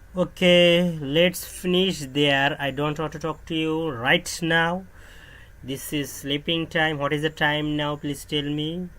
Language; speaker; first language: English; non-native, learner; Bangla